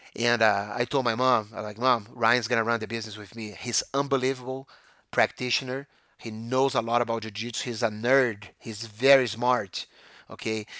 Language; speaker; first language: English; non-native, fluent; Portuguese